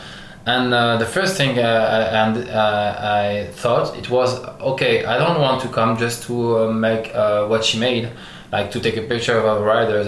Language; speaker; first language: English; non-native, learner; French